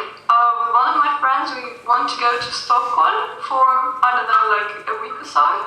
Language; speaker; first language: English; non-native, fluent; Russian